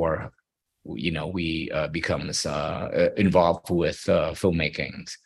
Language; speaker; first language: English; early bilingual, other home language; Vietnamese